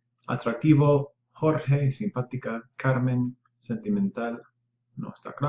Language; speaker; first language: Spanish; non-native, learner; English